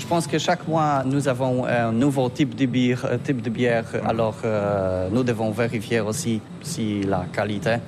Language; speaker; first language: French; non-native, learner; Polish